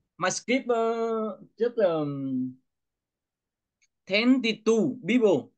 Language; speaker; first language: English; non-native, learner; Vietnamese